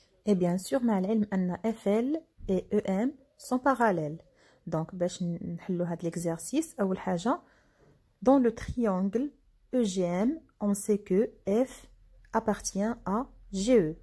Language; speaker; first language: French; non-native, local second language; Arabic